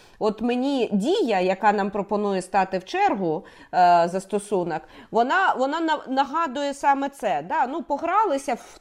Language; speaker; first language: Ukrainian; native; Ukrainian